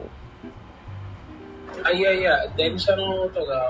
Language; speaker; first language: Japanese; non-native, learner; English